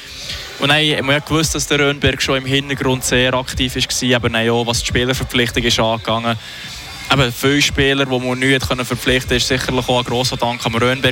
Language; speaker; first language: German; native; German